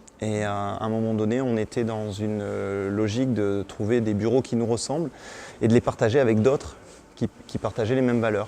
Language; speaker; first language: French; native; French